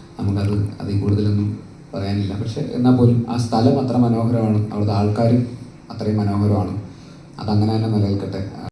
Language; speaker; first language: Malayalam; native; Malayalam